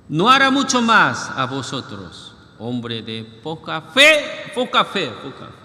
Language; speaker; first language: Spanish; non-native, learner; Korean